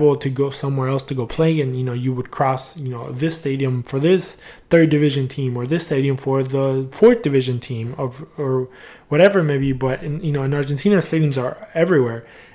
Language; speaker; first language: English; early bilingual, other home language; Spanish